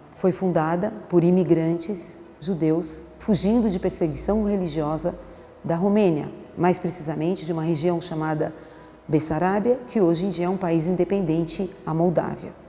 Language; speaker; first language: Portuguese; early bilingual, other home language; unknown